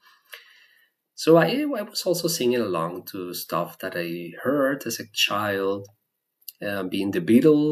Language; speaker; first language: English; non-native, fluent; Spanish